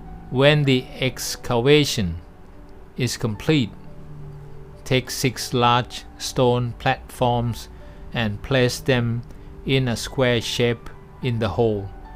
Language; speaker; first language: English; non-native, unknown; Thai